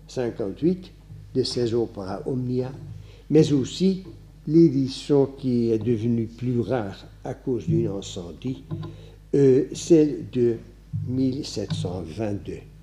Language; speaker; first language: French; non-native, fluent; Dutch